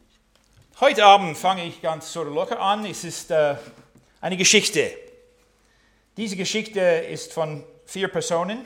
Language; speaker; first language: German; non-native, fluent; English